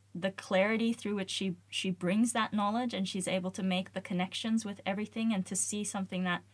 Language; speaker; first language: English; native; English